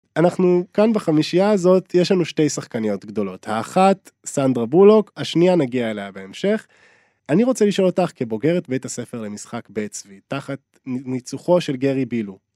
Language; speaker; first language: Hebrew; native; Hebrew